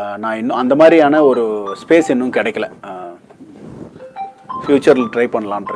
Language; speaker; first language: Tamil; native; Tamil